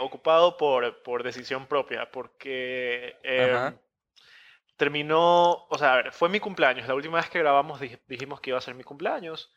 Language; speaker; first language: Spanish; native; Spanish